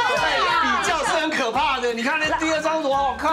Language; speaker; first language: Chinese; native; Chinese